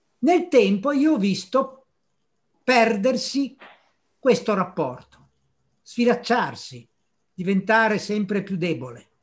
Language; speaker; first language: Italian; native; Italian